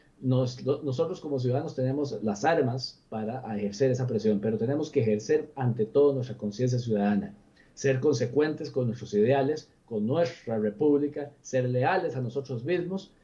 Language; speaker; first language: Spanish; native; Spanish